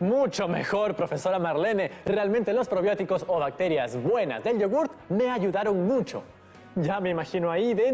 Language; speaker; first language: Spanish; native; Spanish